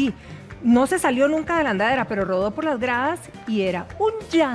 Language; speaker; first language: Spanish; native; Spanish